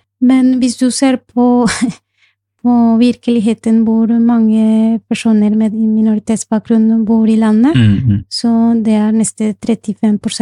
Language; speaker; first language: Norwegian; non-native, fluent; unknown